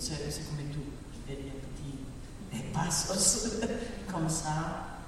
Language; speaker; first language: French; non-native, learner; Spanish